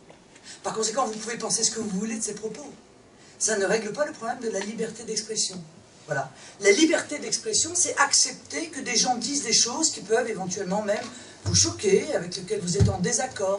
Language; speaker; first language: French; native; French